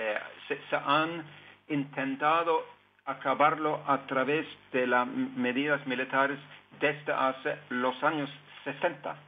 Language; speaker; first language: Spanish; non-native, fluent; Norwegian